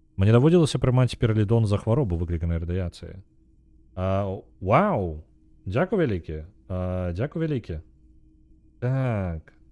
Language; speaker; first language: Belarusian; non-native, local second language; Russian